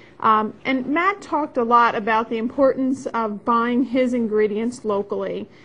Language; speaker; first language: English; native; English